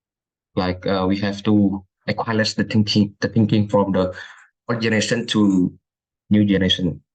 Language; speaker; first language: English; non-native, learner; Indonesian